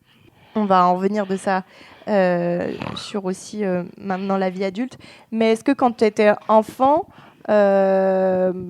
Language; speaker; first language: French; native; French